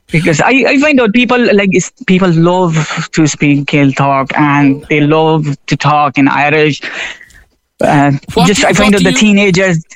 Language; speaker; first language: English; non-native, local second language; Urdu